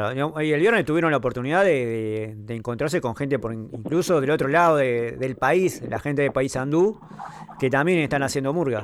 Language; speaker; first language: Spanish; native; Spanish